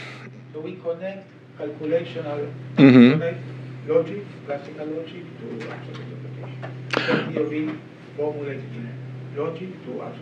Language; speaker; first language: English; non-native, fluent; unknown